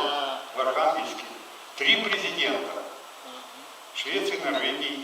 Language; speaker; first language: Russian; native; Russian